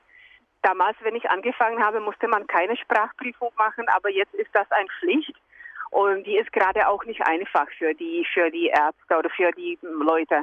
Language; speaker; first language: German; non-native, fluent; Czech